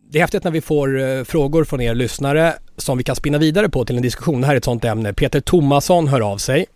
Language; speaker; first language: Swedish; native; Swedish